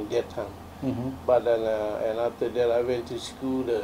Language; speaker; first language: English; non-native, learner; Lao